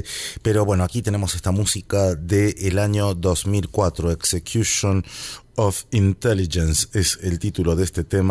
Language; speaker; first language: Spanish; native; Spanish